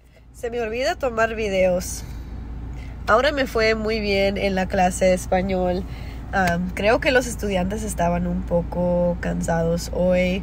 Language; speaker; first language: Spanish; early bilingual, heritage; Spanish